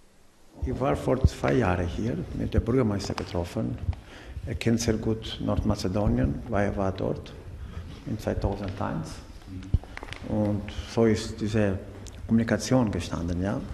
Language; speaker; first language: German; non-native, learner; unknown